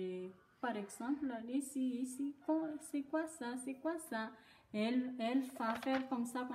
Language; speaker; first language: French; non-native, local second language; Malagasy